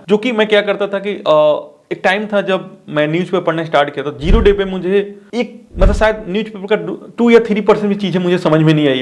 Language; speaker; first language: Hindi; native; Hindi